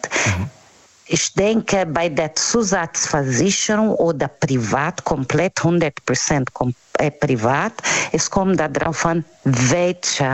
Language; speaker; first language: German; non-native, learner; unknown